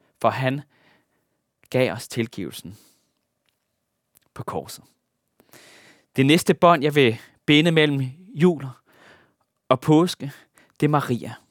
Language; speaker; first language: Danish; native; Danish